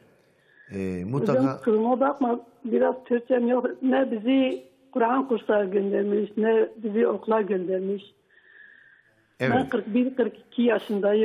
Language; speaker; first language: Turkish; non-native, local second language; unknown